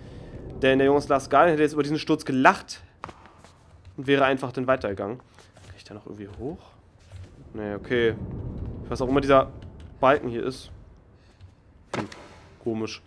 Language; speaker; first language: German; native; German